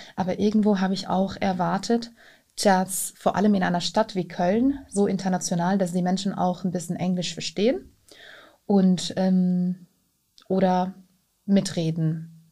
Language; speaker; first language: German; non-native, fluent; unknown